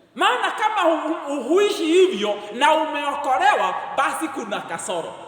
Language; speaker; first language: English; non-native, local second language; Swahili